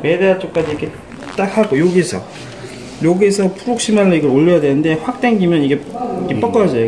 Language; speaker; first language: Korean; native; Korean